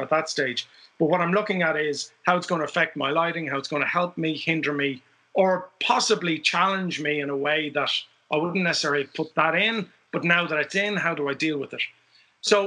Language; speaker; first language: English; native; English